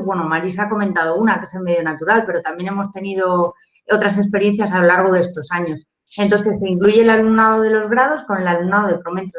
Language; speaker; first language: Spanish; native; Spanish